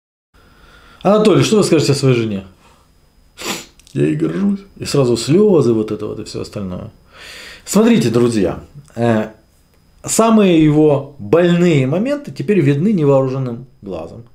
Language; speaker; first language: Russian; native; Russian